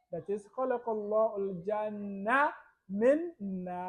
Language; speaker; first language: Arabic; non-native, fluent; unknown